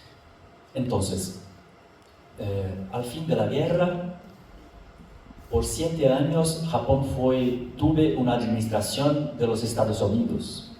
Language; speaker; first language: Spanish; non-native, fluent; Portuguese